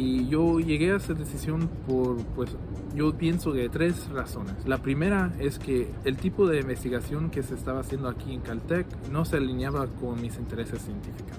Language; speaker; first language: Spanish; early bilingual, heritage; Spanish